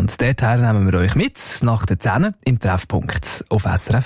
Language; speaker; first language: German; native; German